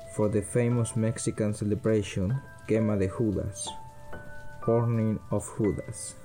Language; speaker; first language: English; early bilingual, other home language; Spanish